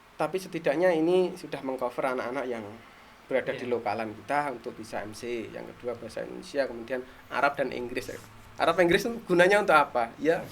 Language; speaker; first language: Indonesian; non-native, local second language; Javanese